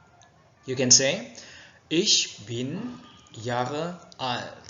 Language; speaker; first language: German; non-native, fluent; Vietnamese